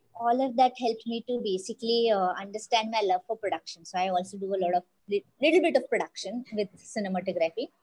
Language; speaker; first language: English; non-native, local second language; Marathi